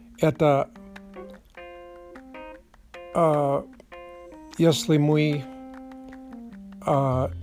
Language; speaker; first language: Russian; non-native, learner; English